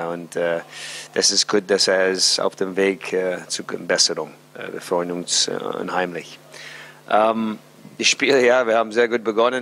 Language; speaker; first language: German; non-native, fluent; English